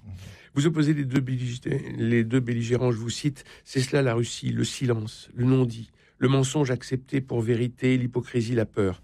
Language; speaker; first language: French; native; French